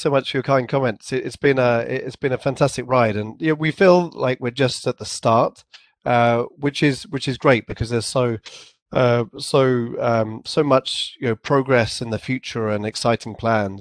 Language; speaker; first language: English; native; English